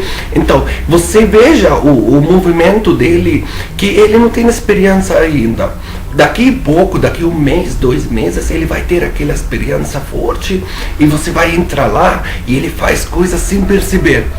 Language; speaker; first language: Portuguese; non-native, fluent; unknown